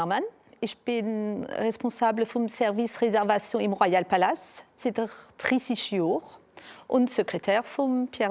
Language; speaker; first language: German; non-native, local second language; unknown